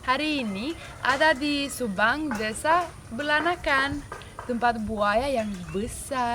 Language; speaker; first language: Indonesian; non-native, fluent; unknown